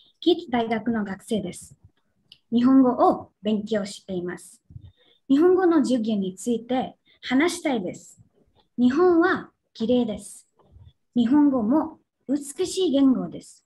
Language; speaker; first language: Japanese; non-native, learner; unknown